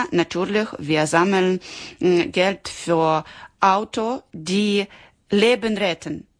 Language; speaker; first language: German; non-native, learner; Ukrainian